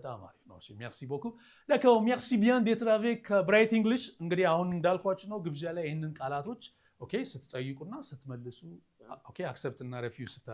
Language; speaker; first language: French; non-native, fluent; Amharic